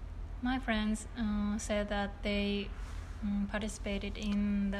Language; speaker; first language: English; non-native, learner; Japanese